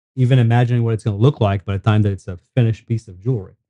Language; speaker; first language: English; non-native, fluent; Hebrew